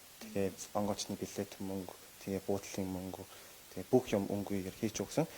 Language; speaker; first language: Mongolian; non-native, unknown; Korean